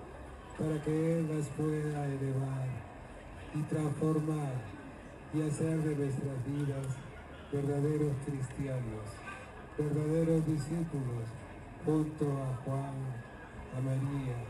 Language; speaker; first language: Spanish; native; Spanish